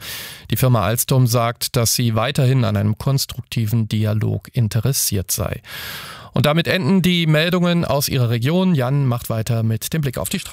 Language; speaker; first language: German; native; German